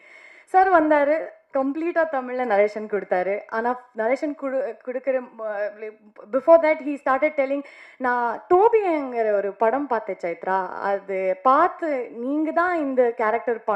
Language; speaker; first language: Tamil; non-native, learner; Kannada